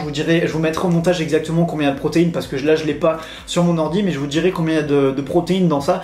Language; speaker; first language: French; native; French